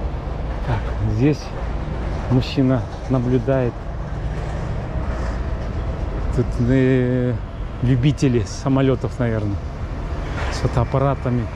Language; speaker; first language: Russian; non-native, local second language; Kyrgyz